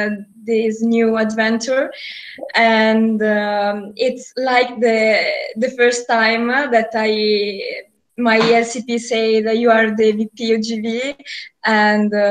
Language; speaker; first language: English; non-native, learner; Italian